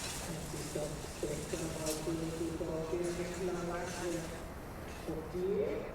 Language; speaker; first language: Swedish; native; Swedish